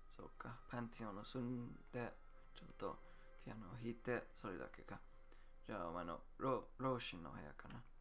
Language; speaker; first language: Japanese; non-native, learner; English